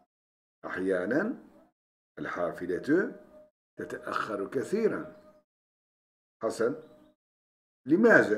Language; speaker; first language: Arabic; non-native, fluent; Turkish